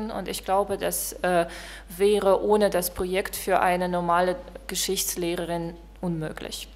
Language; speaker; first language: German; non-native, fluent; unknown